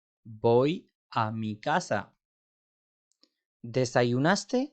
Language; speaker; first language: Spanish; non-native, fluent; Urdu